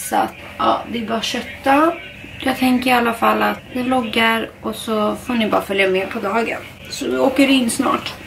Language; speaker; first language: Swedish; native; Swedish